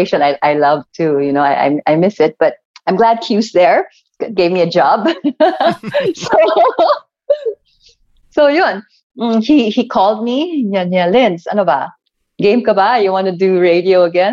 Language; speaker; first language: English; non-native, local second language; Cebuano